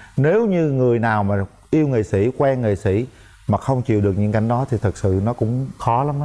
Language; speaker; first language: Vietnamese; native; Vietnamese